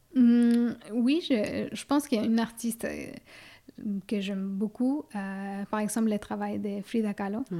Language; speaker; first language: French; non-native, fluent; Spanish